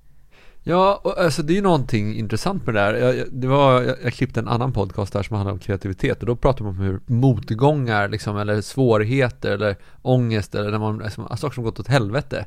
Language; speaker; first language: Swedish; native; Swedish